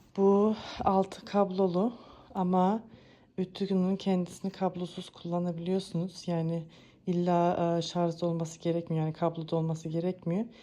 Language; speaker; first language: Turkish; early bilingual, heritage; Turkish